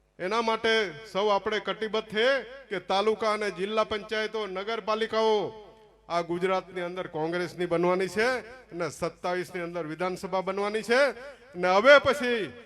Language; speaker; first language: Gujarati; non-native, local second language; Vasavi